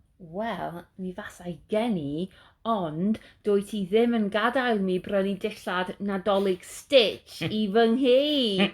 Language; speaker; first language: Welsh; non-native, learner; English